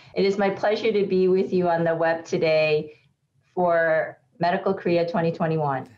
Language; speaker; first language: English; native; English